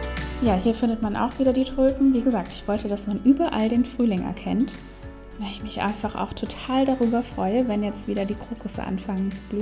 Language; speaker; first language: German; native; German